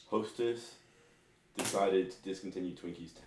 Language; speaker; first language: English; native; English